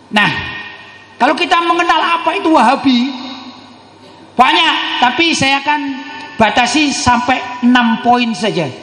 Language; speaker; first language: Indonesian; native; Indonesian